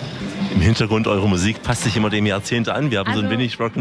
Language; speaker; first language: German; native; German